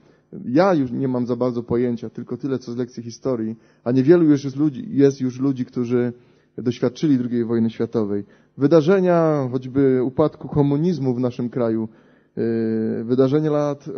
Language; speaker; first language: Polish; native; Polish